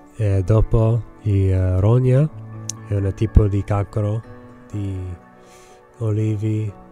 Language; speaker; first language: Italian; non-native, learner; English